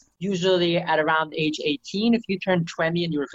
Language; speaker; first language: English; early bilingual, other home language; Yiddish